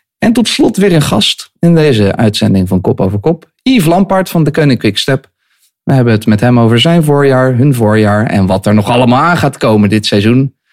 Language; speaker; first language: Dutch; native; Dutch